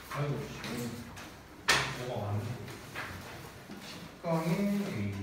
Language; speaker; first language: Korean; native; Korean